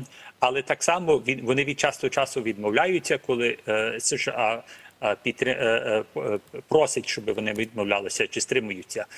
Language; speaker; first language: Ukrainian; early bilingual, heritage; Ukrainian